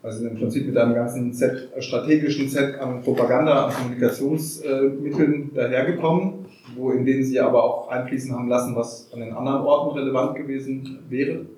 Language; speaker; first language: German; native; German